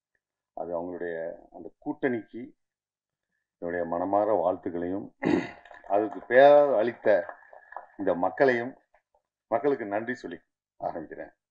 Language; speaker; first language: Tamil; native; Tamil